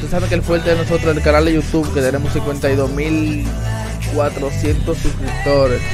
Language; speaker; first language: Spanish; native; Spanish